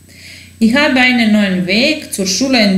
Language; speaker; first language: German; non-native, fluent; Serbian